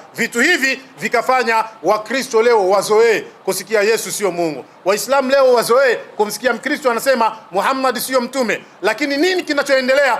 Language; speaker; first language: Swahili; native; Swahili